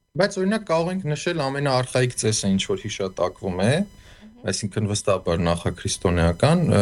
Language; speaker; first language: Armenian; native; Armenian